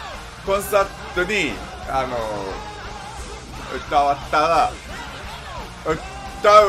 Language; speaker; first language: Japanese; non-native, learner; English